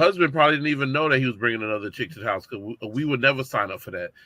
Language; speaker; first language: English; native; English